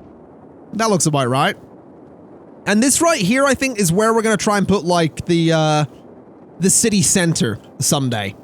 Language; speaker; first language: English; native; English